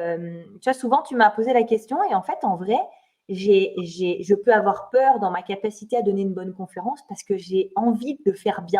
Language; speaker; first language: French; native; French